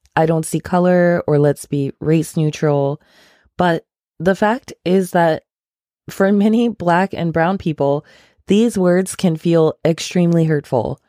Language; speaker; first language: English; non-native, local second language; Akan